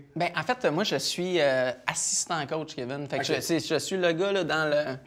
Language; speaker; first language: French; native; French